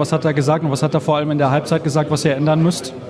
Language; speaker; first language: German; native; German